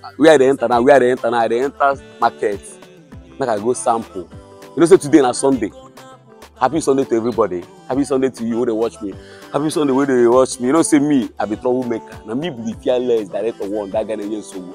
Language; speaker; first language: Nigerian Pidgin; non-native, local second language; Igbo